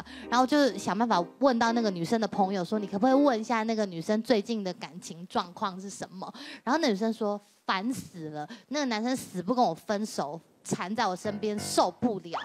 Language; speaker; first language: Chinese; native; Chinese